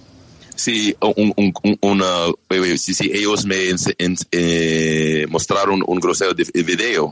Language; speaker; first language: Spanish; non-native, learner; English